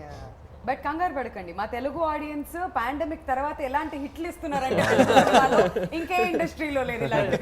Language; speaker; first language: Telugu; native; Telugu